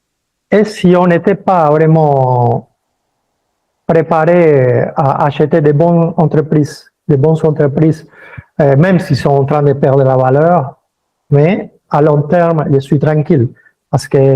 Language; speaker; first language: French; early bilingual, other home language; Spanish